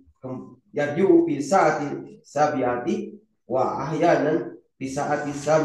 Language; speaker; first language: Arabic; non-native, learner; Indonesian